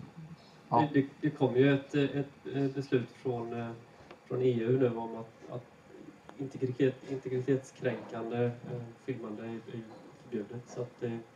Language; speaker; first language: Swedish; native; Swedish